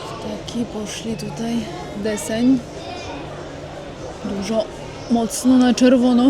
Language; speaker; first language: Polish; native; Polish